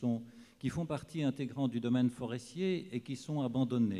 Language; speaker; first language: French; native; French